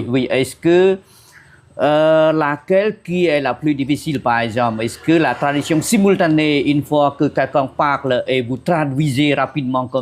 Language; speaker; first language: French; non-native, fluent; Khmer